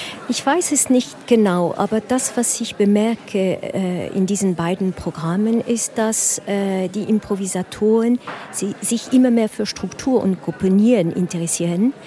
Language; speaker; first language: German; non-native, learner; French